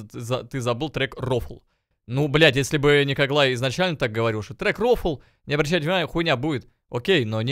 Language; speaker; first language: Russian; native; Russian